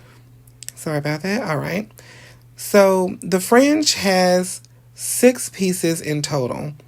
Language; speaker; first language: English; native; English